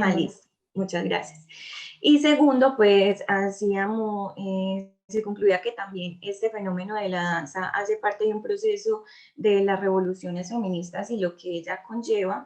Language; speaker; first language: Spanish; native; Spanish